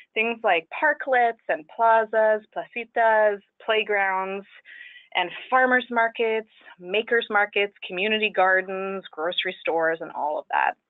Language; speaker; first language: English; native; English